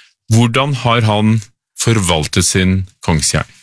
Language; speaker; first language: Norwegian; native; Norwegian